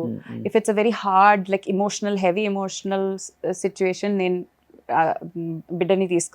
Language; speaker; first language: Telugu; non-native, fluent; Malayalam